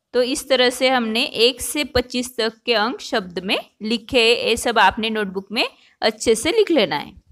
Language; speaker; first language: Hindi; non-native, local second language; Marathi